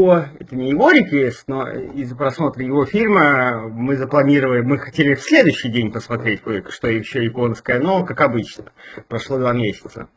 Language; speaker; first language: Russian; native; Russian